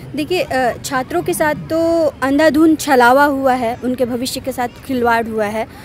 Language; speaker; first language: Hindi; native; Hindi